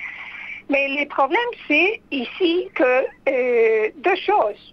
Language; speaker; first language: French; non-native, fluent; Spanish